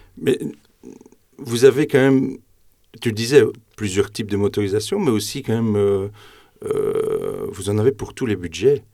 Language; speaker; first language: French; native; French